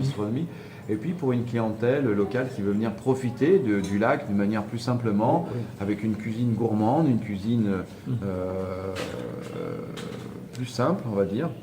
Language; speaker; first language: French; native; French